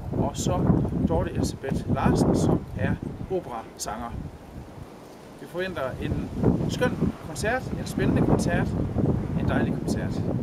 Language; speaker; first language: Danish; native; Danish